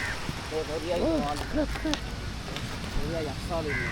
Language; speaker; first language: English; non-native, learner; Sinhala